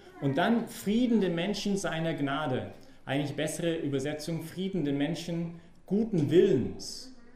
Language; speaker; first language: German; non-native, fluent; English